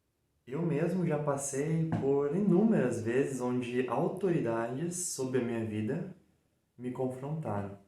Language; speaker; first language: Portuguese; native; Portuguese